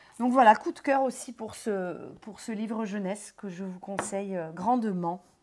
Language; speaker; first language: French; native; French